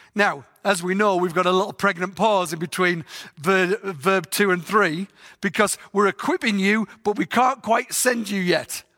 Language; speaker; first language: English; native; English